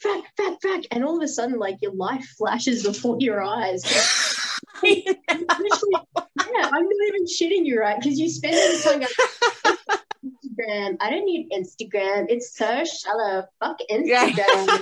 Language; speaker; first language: English; native; English